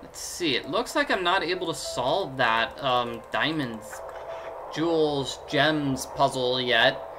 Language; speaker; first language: English; native; English